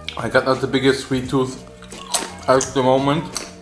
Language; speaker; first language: English; non-native, fluent; German